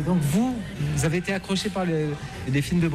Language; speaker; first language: French; native; French